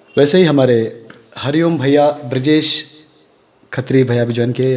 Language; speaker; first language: Hindi; non-native, local second language; Kannada